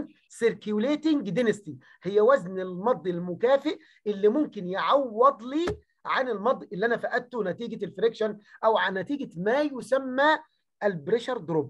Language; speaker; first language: Arabic; native; Arabic